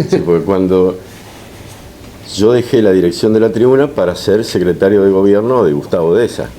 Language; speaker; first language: Spanish; native; Spanish